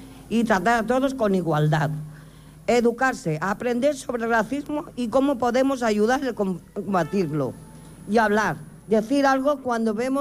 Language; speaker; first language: Catalan; non-native, local second language; Spanish